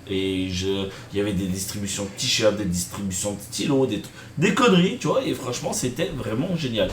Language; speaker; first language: French; native; French